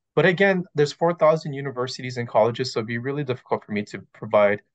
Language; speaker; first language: English; native; English